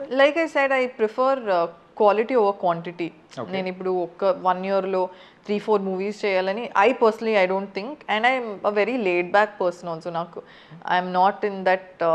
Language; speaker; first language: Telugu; non-native, fluent; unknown